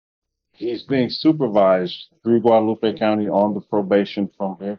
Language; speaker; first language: English; native; English